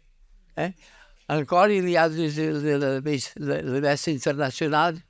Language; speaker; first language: French; non-native, learner; Catalan